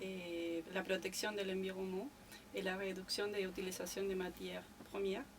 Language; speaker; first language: French; non-native, fluent; Spanish